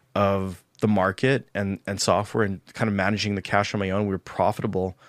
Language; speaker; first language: English; native; English